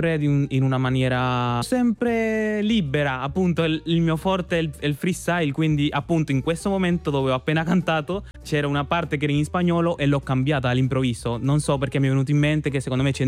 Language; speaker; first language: Italian; non-native, fluent; Spanish